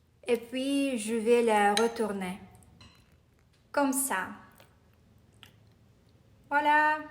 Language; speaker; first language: French; non-native, fluent; Russian